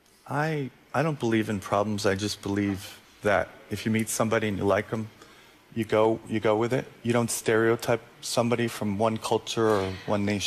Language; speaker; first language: English; native; English